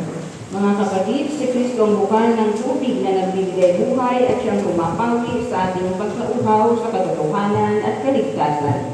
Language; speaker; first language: Filipino; native; Filipino